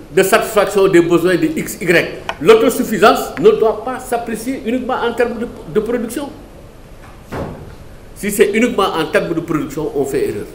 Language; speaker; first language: French; non-native, local second language; Wolof